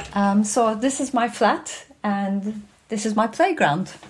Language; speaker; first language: English; non-native, fluent; Turkish